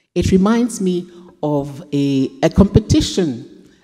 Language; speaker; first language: English; native; English